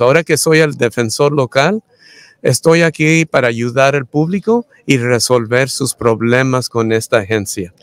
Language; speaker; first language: Spanish; early bilingual, heritage; Spanish